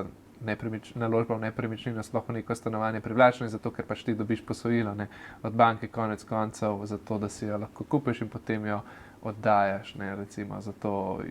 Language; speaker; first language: Slovenian; native; Slovenian